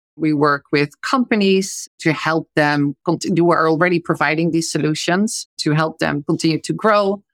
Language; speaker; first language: English; non-native, fluent; Dutch